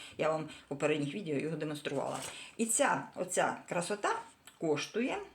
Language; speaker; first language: Ukrainian; non-native, local second language; Russian